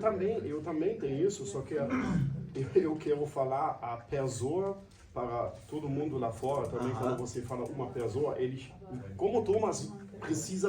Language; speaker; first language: Portuguese; non-native, learner; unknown